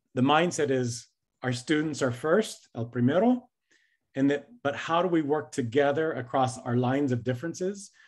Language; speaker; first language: English; native; English